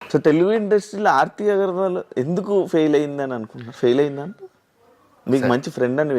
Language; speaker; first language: Telugu; native; Telugu